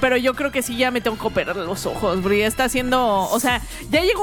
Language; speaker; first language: Spanish; native; Spanish